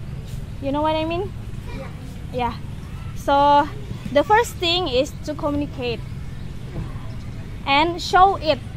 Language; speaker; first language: English; non-native, learner; Indonesian